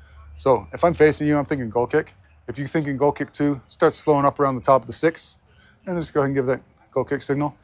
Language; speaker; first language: English; native; English